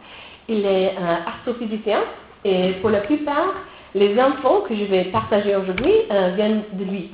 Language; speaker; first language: French; non-native, fluent; English